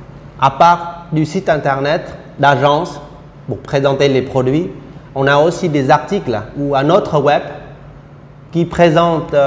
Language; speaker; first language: French; non-native, fluent; Vietnamese